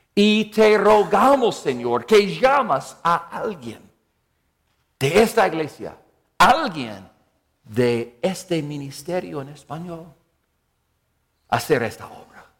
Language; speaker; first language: Spanish; non-native, fluent; English